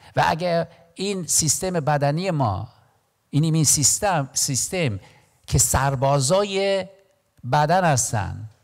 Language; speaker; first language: Persian; non-native, local second language; Armenian